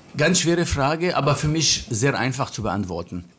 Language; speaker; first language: German; non-native, fluent; Arabic